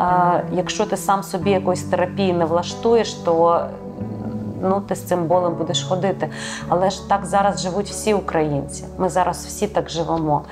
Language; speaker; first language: Ukrainian; native; Ukrainian